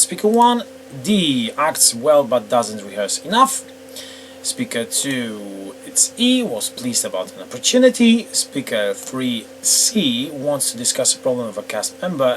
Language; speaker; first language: English; non-native, fluent; Polish